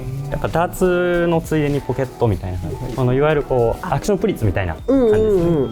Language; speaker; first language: Japanese; native; Japanese